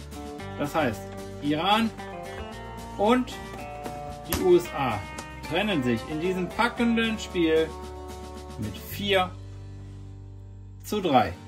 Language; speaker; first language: German; native; German